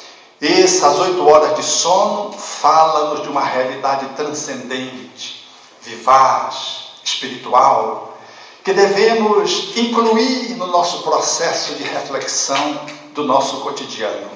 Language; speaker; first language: Portuguese; native; Portuguese